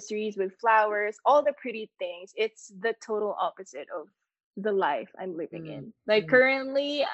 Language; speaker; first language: English; non-native, local second language; Filipino